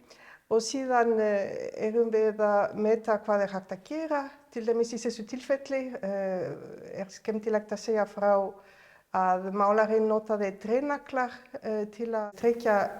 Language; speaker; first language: Icelandic; non-native, fluent; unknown